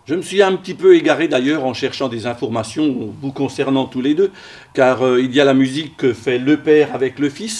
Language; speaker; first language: French; native; French